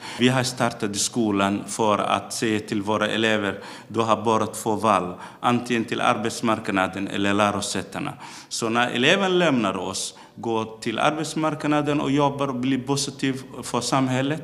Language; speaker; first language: Swedish; non-native, fluent; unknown